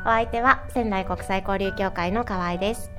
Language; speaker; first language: Japanese; native; Japanese